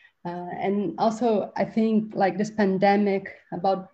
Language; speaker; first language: English; non-native, fluent; Portuguese